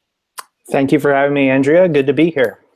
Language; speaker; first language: English; native; English